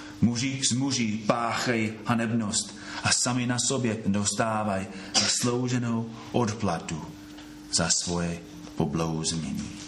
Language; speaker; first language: Czech; non-native, fluent; English